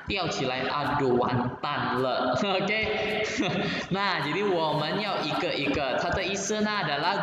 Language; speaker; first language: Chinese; non-native, fluent; Indonesian